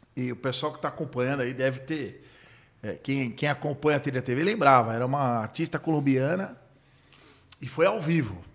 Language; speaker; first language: Portuguese; early bilingual, other home language; Hebrew